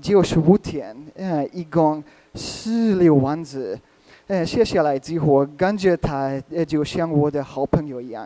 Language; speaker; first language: Chinese; non-native, learner; Hungarian